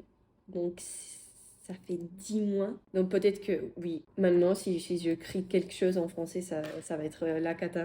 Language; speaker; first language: French; non-native, fluent; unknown